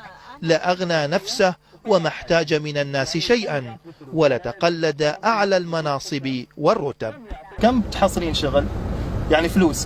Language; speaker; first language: Arabic; native; Arabic